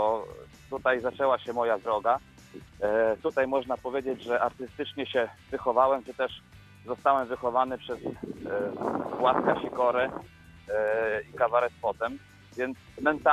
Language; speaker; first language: Polish; native; Polish